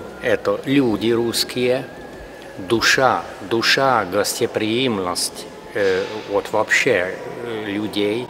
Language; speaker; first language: Russian; non-native, fluent; Hungarian